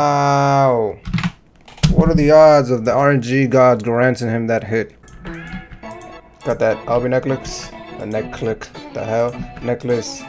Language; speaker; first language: English; native; English